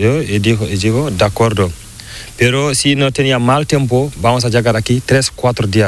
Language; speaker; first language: Spanish; non-native, learner; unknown